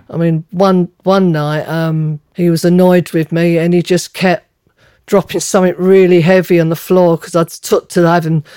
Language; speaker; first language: English; native; English